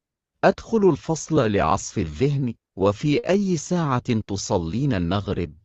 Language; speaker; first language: Arabic; non-native, learner; Indonesian